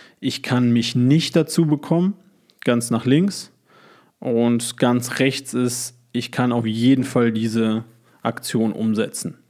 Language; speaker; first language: German; native; German